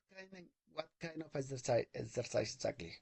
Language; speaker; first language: English; non-native, learner; Spanish